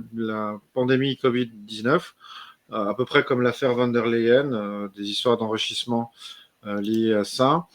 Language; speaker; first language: French; native; French